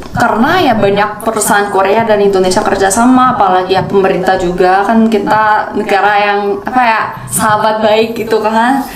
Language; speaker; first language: Indonesian; non-native, fluent; Korean